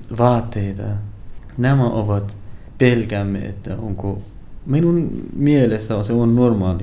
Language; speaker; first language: Finnish; non-native, learner; Arabic